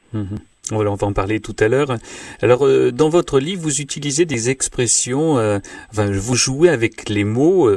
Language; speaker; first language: French; native; French